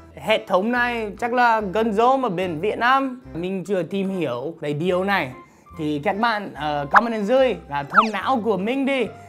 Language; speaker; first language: Vietnamese; non-native, fluent; English